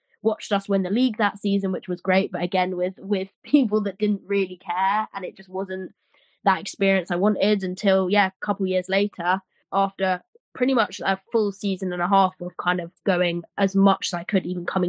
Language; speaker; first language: English; native; English